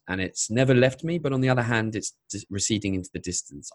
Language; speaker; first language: English; native; English